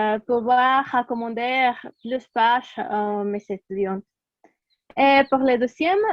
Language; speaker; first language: French; non-native, learner; Spanish